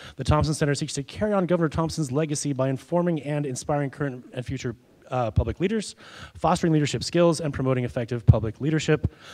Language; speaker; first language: English; native; English